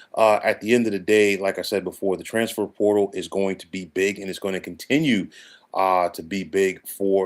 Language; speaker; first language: English; native; English